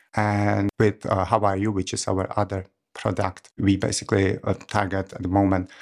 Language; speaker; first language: English; non-native, fluent; Czech